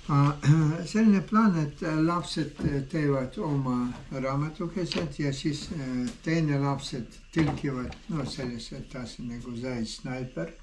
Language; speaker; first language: Estonian; non-native, learner; Ukrainian